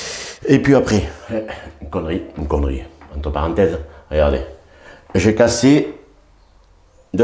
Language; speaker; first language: French; native; French